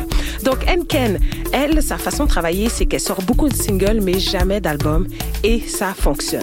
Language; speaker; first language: French; native; French